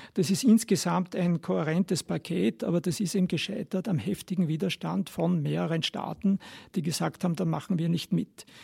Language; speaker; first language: German; native; German